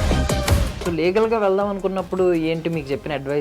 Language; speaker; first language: Telugu; native; Telugu